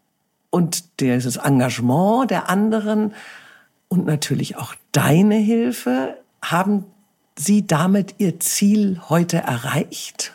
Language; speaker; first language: German; native; German